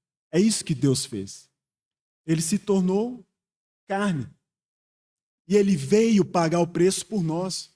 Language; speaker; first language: Portuguese; native; Portuguese